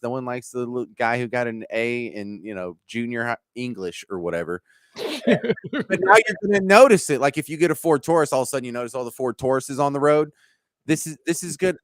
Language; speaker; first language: English; native; English